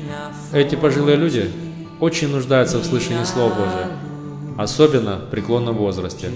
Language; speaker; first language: Russian; native; Russian